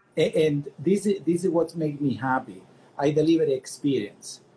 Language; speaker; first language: English; non-native, fluent; Italian